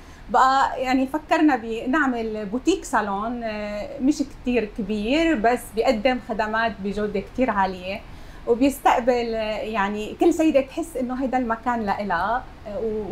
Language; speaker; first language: Arabic; native; Arabic